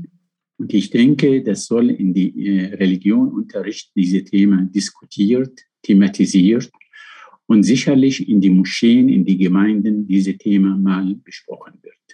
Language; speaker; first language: German; non-native, fluent; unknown